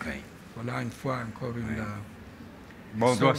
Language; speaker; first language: French; non-native, fluent; Italian